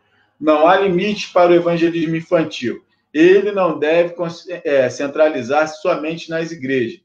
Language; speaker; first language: Portuguese; native; Portuguese